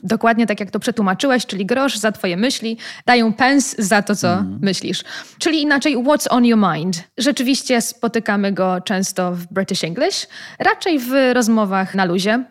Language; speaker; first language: Polish; native; Polish